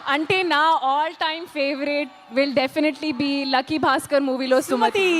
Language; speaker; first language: Telugu; non-native, learner; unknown